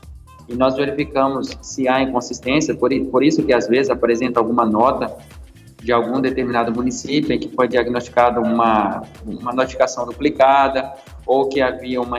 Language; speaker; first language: Portuguese; native; Portuguese